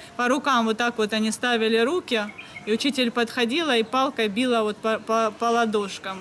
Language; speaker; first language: Russian; native; Russian